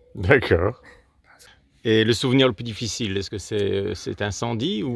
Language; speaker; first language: French; native; French